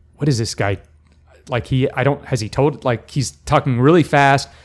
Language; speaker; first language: English; native; English